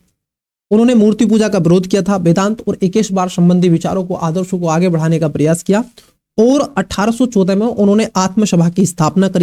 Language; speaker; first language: Hindi; native; Hindi